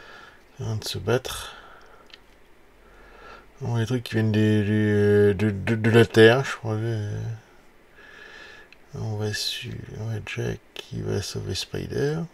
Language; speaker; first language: French; native; French